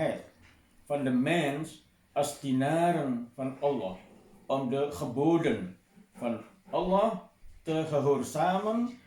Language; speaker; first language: Dutch; non-native, fluent; Indonesian